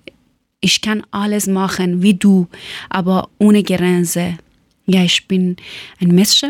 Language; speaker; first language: German; non-native, learner; Persian